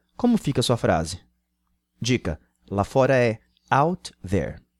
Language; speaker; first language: Portuguese; native; Portuguese